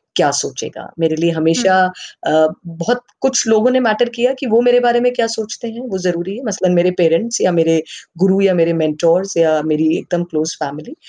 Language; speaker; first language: Hindi; native; Hindi